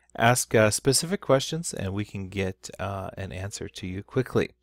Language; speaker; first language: English; native; English